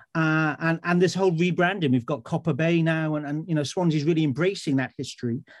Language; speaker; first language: English; native; English